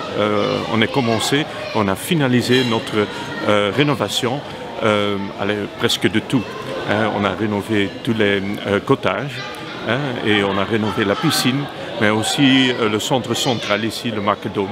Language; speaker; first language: French; non-native, local second language; Dutch